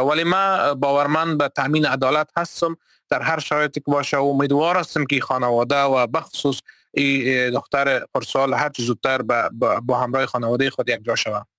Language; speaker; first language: Persian; non-native, local second language; Turkmen